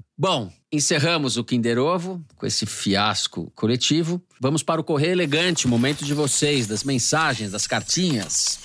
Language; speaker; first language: Portuguese; native; Portuguese